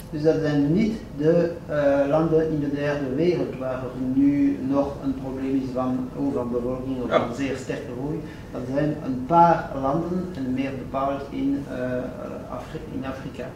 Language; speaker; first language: Dutch; non-native, fluent; French